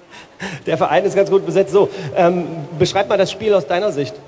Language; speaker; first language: German; native; German